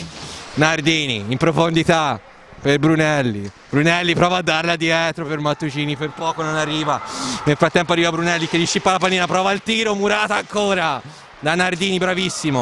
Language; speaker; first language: Italian; native; Italian